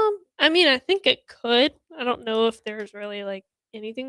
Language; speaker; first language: English; native; English